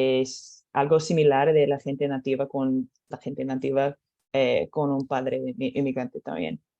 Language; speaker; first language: Spanish; non-native, learner; English